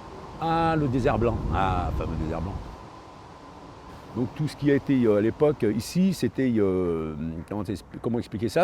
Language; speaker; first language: French; native; French